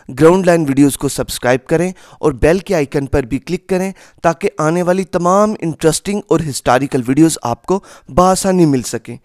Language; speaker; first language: Urdu; non-native, local second language; Punjabi